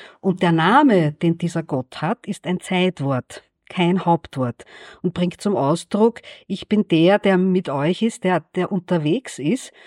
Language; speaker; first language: German; native; German